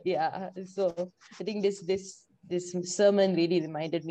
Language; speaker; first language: English; non-native, local second language; Tamil